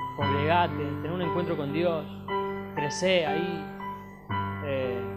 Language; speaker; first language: Spanish; native; Spanish